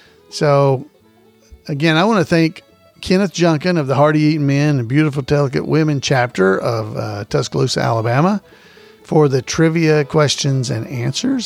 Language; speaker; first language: English; native; English